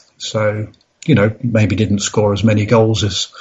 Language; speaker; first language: English; native; English